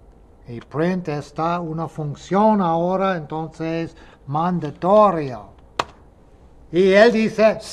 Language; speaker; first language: Spanish; non-native, fluent; English